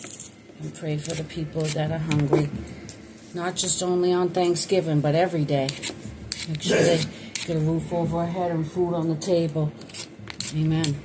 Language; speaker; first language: English; native; English